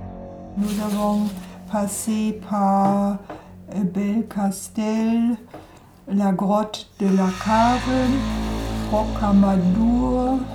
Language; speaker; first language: French; non-native, learner; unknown